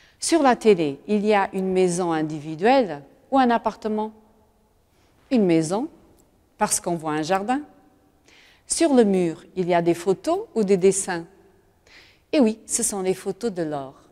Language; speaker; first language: French; non-native, fluent; Portuguese